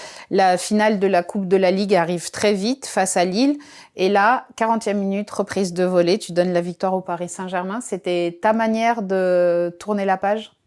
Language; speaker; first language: French; native; French